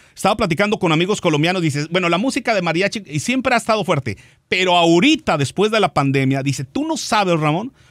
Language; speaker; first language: Spanish; native; Spanish